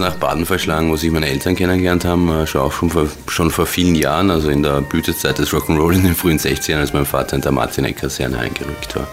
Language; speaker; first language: German; native; German